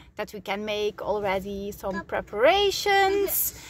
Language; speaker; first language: English; non-native, fluent; Dutch